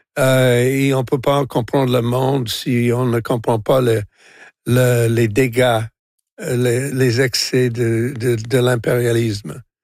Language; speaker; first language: French; non-native, local second language; English